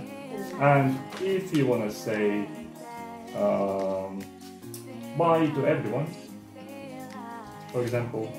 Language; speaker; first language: English; non-native, fluent; Russian